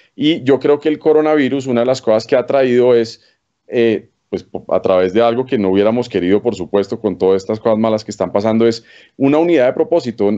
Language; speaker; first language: Spanish; native; Spanish